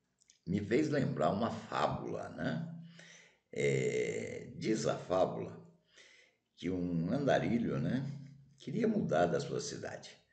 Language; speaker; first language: Portuguese; native; Portuguese